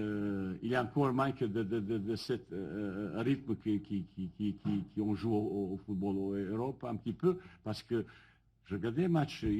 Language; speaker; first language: French; non-native, fluent; Bosnian